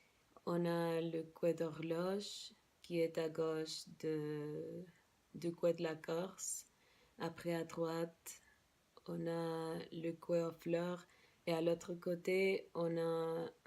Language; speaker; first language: French; non-native, learner; Spanish